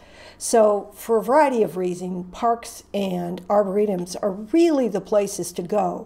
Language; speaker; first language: English; native; English